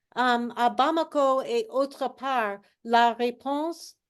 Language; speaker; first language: French; non-native, learner; English